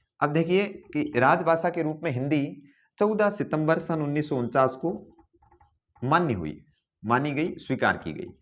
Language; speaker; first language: Hindi; native; Hindi